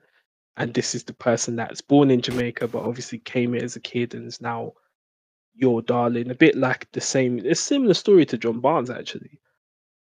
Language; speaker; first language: English; native; English